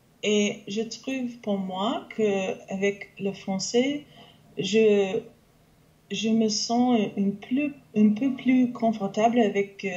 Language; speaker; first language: French; non-native, local second language; English